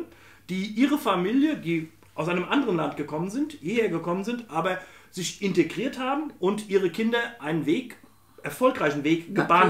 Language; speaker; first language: German; native; German